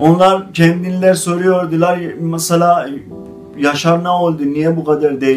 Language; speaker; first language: Turkish; non-native, fluent; Azerbaijani